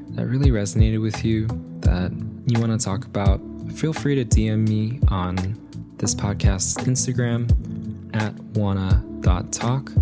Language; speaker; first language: English; native; English